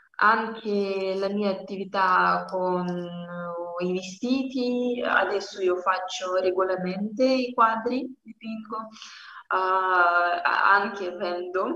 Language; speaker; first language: Italian; non-native, learner; Russian